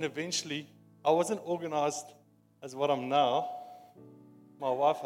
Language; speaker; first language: English; non-native, local second language; Afrikaans